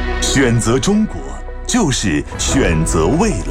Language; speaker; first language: Chinese; native; Chinese